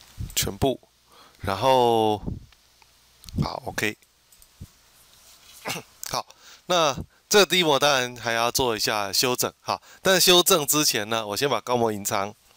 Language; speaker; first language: Chinese; native; Chinese